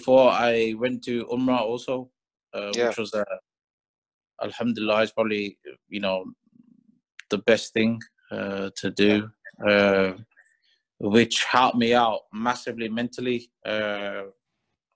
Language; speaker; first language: English; native; English